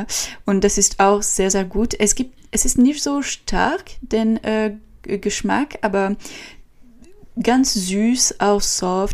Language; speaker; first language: German; non-native, learner; French